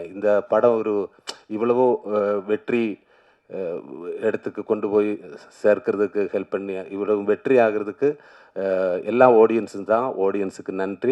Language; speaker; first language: Tamil; non-native, learner; Malayalam